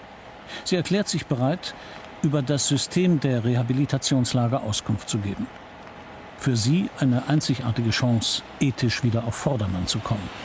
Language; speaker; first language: German; native; German